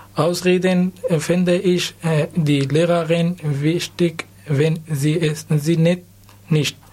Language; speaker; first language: German; non-native, learner; Persian